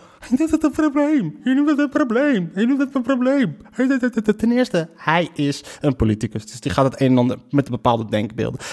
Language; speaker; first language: Dutch; early bilingual, other home language; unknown